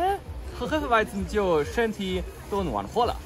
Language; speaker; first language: Chinese; non-native, learner; German